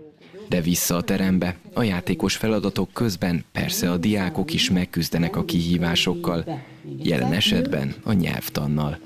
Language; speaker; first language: Hungarian; native; Hungarian